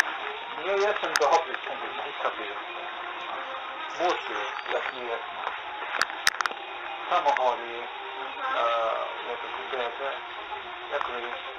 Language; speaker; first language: Polish; non-native, learner; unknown